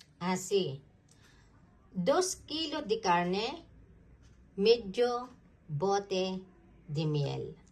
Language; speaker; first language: Spanish; non-native, fluent; Filipino